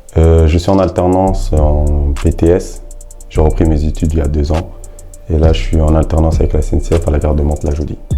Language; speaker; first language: French; early bilingual, other home language; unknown